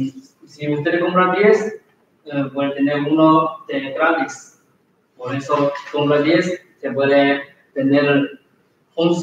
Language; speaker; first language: Spanish; non-native, learner; Chinese